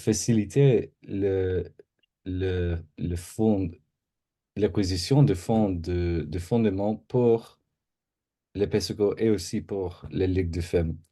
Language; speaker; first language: French; non-native, learner; English